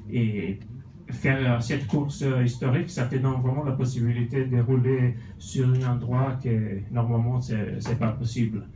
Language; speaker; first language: French; non-native, fluent; Italian